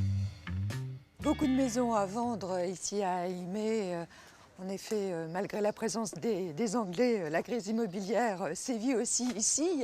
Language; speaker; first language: French; native; French